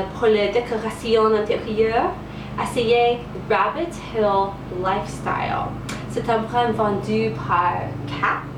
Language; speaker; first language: French; non-native, learner; English